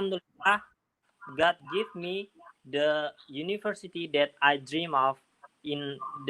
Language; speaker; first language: English; non-native, learner; Indonesian